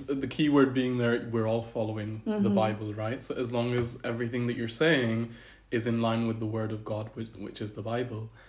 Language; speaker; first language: English; early bilingual, other home language; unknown